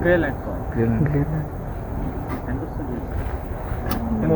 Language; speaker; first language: English; non-native, fluent; Japanese